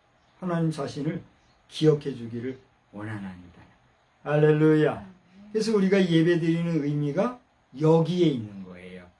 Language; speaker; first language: Korean; native; Korean